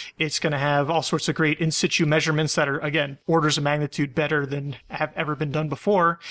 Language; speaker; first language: English; native; English